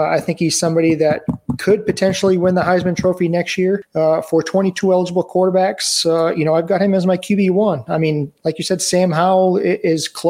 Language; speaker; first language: English; native; English